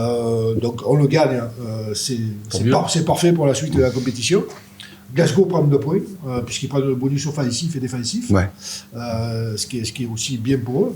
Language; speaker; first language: French; native; French